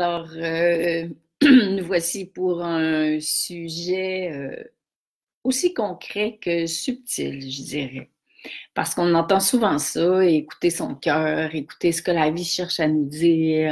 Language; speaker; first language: French; native; French